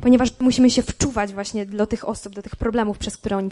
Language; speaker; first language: Polish; native; Polish